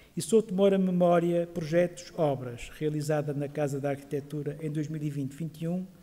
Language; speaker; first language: Portuguese; native; Portuguese